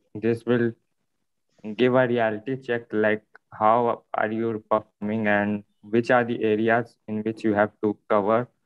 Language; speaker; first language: English; non-native, local second language; Hindi